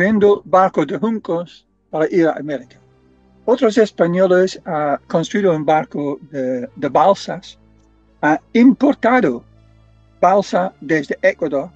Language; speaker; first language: Spanish; non-native, fluent; English